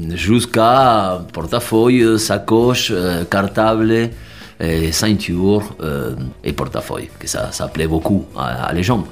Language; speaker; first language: French; non-native, fluent; Spanish